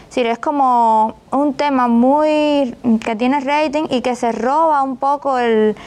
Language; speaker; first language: Spanish; native; Spanish